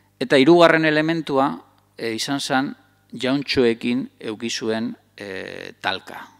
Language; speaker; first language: Basque; native; Basque